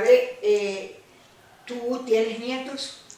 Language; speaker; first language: Spanish; early bilingual, other home language; Greek